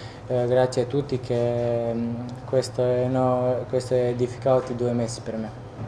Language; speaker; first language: Italian; non-native, learner; Croatian